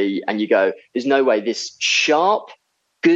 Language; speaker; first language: English; native; English